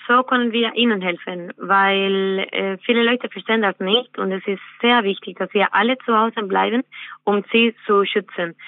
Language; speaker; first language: German; non-native, fluent; Spanish